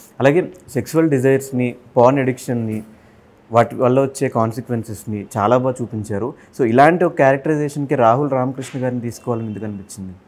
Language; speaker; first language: Telugu; native; Telugu